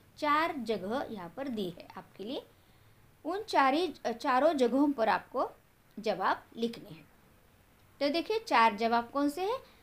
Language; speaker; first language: Hindi; non-native, local second language; Marathi